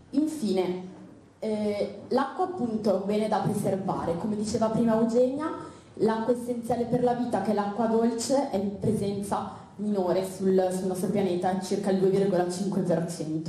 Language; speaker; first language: Italian; native; Italian